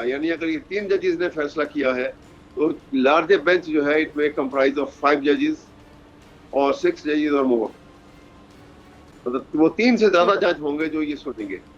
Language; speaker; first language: Urdu; native; Urdu